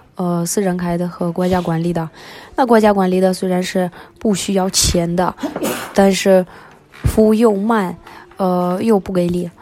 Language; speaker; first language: Chinese; early bilingual, other home language; Russian